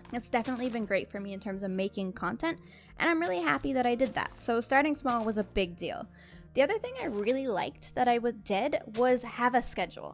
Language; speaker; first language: English; native; English